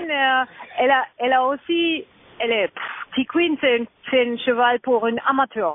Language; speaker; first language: French; non-native, learner; German